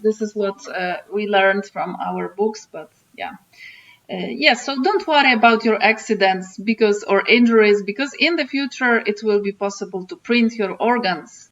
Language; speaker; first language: English; non-native, fluent; Polish